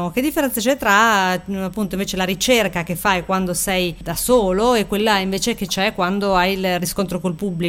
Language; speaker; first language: Italian; native; Italian